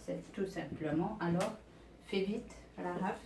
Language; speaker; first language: French; non-native, local second language; Arabic